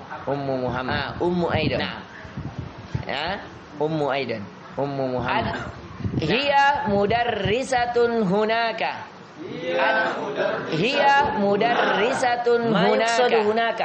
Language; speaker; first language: Arabic; non-native, fluent; Indonesian